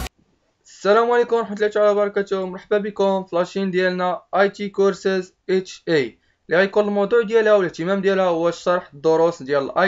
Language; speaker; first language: Arabic; native; Arabic